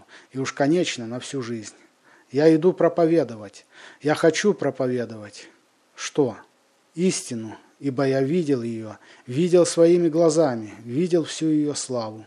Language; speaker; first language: Russian; native; Russian